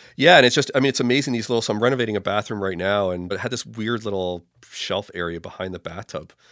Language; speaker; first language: English; native; English